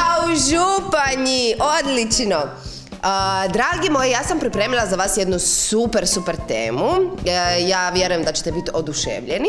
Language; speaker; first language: Croatian; native; Croatian